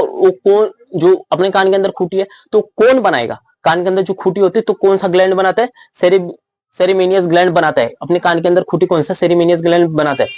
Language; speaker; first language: Hindi; native; Hindi